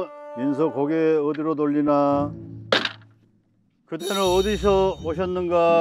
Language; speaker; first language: Korean; native; Korean